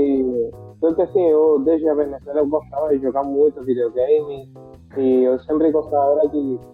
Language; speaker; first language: Portuguese; non-native, fluent; Spanish